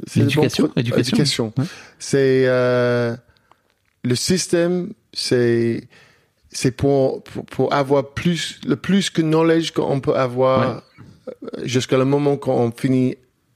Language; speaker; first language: French; non-native, fluent; English